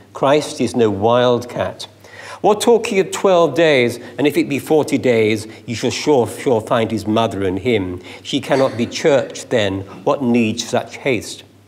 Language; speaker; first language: English; native; English